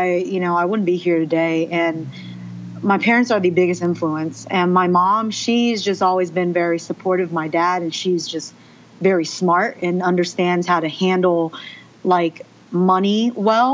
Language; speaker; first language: English; early bilingual, other home language; Chinese